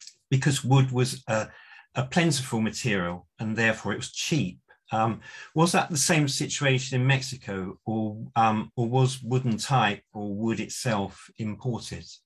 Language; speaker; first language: English; native; English